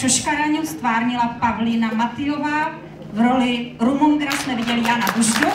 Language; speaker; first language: Czech; native; Czech